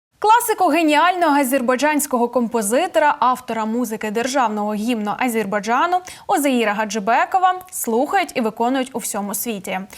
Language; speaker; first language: Ukrainian; native; Ukrainian